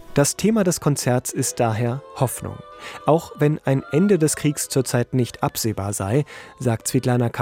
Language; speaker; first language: German; native; German